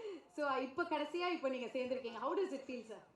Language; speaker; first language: Tamil; native; Tamil